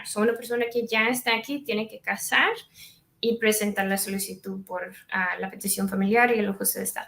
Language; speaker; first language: Spanish; non-native, fluent; English